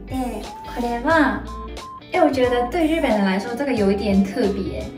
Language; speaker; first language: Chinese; non-native, fluent; Japanese